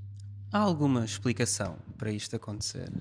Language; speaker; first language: Portuguese; native; Portuguese